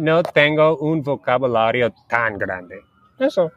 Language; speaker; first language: Spanish; non-native, learner; English